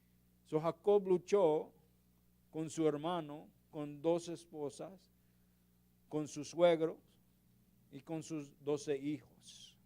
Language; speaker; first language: Spanish; non-native, learner; English